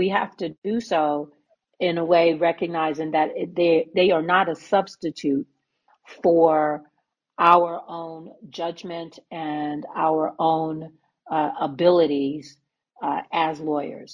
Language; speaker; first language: English; native; English